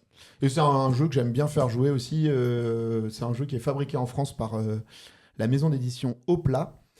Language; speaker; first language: French; native; French